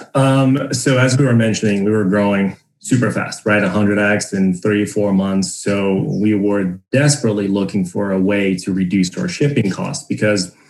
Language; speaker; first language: English; non-native, fluent; Portuguese